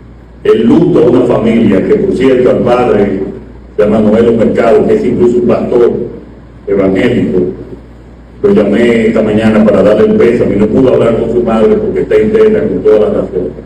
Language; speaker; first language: Spanish; native; Spanish